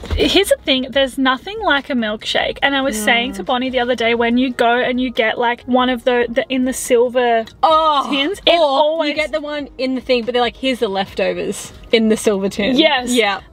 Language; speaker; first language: English; native; English